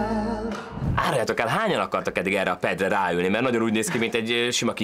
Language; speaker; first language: Hungarian; native; Hungarian